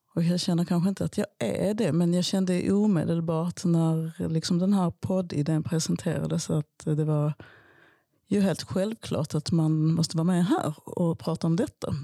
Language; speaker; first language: Swedish; native; Swedish